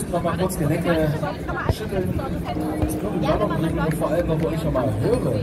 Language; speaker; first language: German; native; German